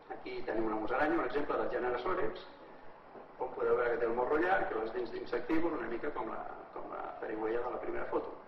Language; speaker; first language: Catalan; native; Catalan